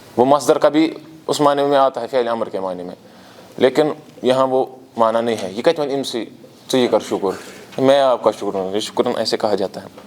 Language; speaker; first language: Urdu; non-native, local second language; Kashmiri